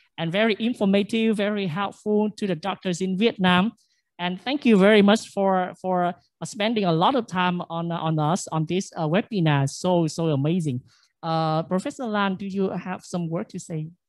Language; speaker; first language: English; non-native, fluent; Vietnamese